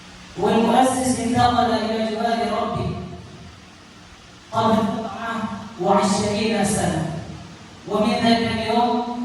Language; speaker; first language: Arabic; non-native, fluent; Achinese